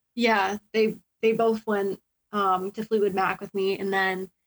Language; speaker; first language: English; native; English